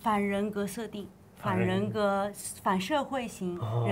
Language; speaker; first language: Chinese; native; Chinese